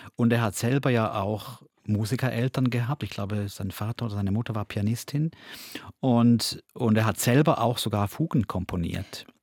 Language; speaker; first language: German; native; German